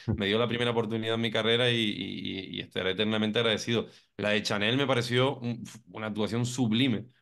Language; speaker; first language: Spanish; native; Spanish